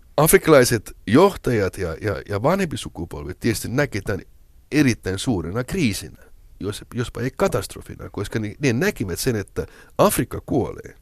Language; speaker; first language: Finnish; non-native, local second language; Swedish